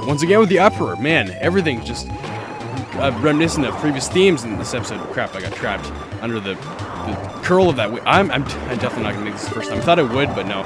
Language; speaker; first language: English; native; English